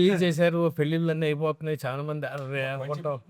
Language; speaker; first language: Telugu; native; Telugu